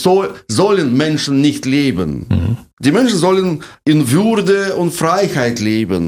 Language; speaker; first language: German; non-native, fluent; Russian